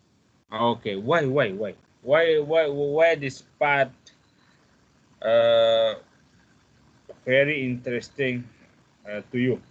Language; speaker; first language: English; non-native, fluent; Malay